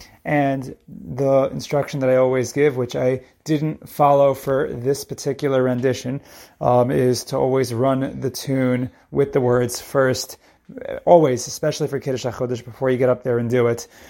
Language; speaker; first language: English; native; English